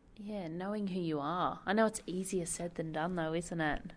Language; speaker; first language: English; native; English